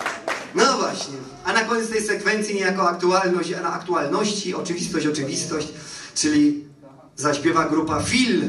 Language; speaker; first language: Polish; native; Polish